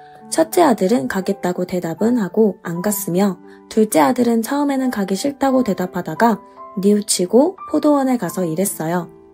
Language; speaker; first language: Korean; native; Korean